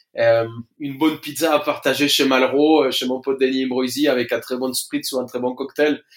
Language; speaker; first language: French; non-native, fluent; Spanish